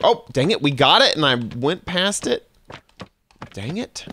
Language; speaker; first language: English; native; English